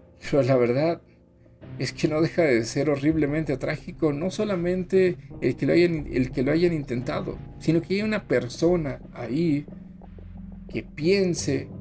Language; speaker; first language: Spanish; native; Spanish